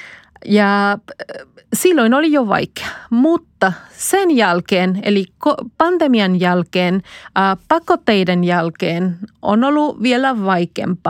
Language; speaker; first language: Finnish; non-native, fluent; Spanish